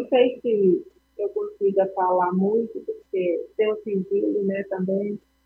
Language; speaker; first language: Portuguese; non-native, fluent; Spanish